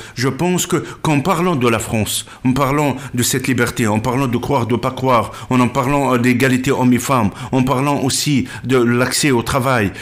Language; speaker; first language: French; non-native, local second language; Arabic